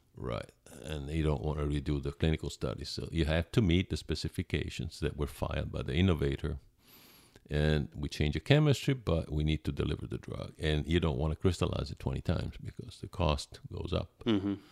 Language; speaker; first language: English; non-native, fluent; Italian